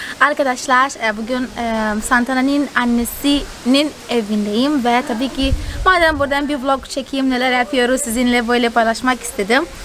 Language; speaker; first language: Turkish; non-native, fluent; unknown